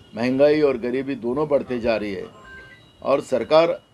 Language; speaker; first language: Hindi; non-native, local second language; Marathi